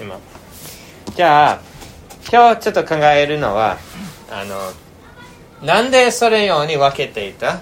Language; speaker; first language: Japanese; non-native, fluent; English